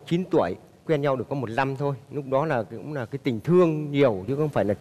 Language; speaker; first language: Vietnamese; native; Vietnamese